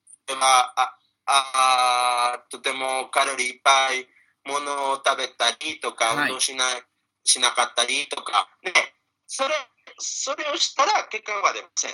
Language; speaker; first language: Japanese; non-native, fluent; Spanish